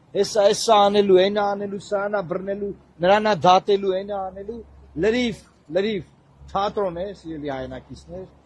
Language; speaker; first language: Armenian; native; Armenian